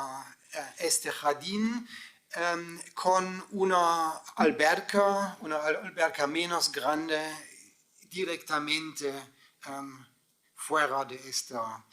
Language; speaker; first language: Spanish; non-native, fluent; German